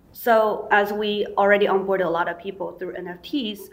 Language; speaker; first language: English; non-native, fluent; Chinese